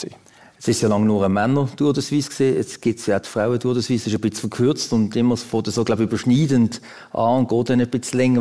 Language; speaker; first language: German; native; German